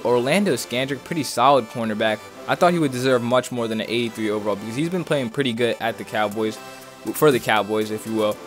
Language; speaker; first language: English; native; English